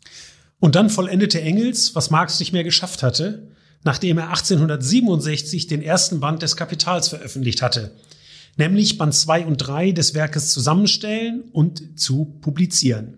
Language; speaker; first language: German; native; German